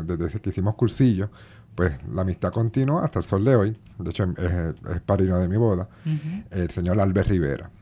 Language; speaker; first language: Spanish; native; Spanish